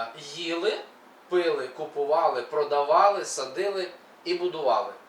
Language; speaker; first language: Ukrainian; native; Ukrainian